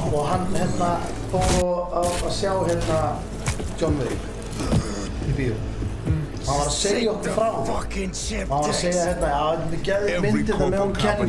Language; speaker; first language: Icelandic; native; Icelandic